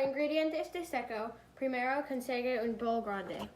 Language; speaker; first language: Spanish; non-native, learner; English